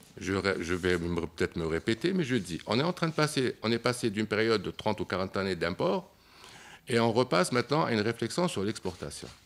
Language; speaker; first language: French; non-native, local second language; Arabic